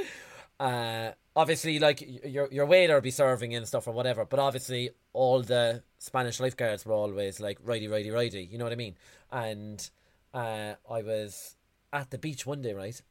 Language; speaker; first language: English; native; English